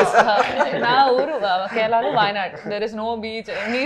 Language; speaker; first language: Telugu; non-native, learner; Malayalam